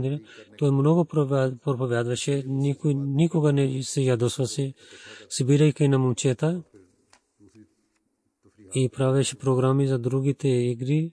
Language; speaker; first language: Bulgarian; non-native, learner; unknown